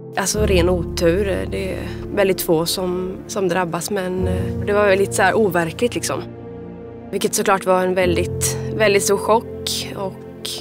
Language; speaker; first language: Swedish; native; Swedish